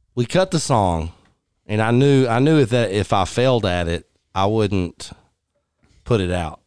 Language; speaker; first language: English; native; English